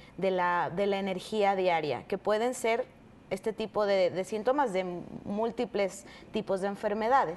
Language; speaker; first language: Spanish; native; Spanish